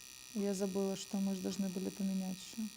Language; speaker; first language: Russian; non-native, fluent; Estonian